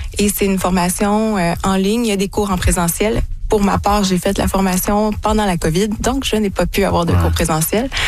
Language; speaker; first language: French; native; French